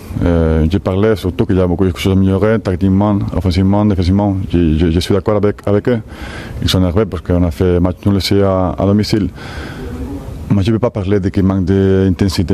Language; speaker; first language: French; non-native, fluent; Spanish